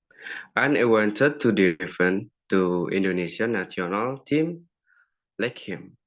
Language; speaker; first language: English; non-native, learner; Indonesian